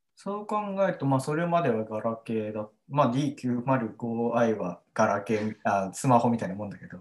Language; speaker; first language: Japanese; native; Japanese